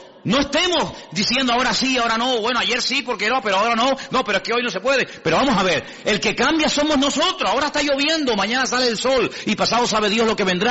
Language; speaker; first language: Spanish; native; Spanish